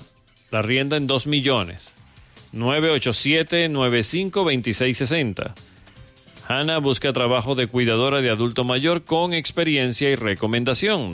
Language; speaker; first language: Spanish; native; Spanish